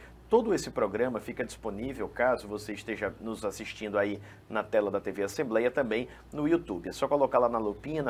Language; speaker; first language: Portuguese; native; Portuguese